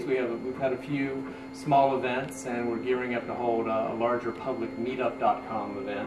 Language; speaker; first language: English; native; English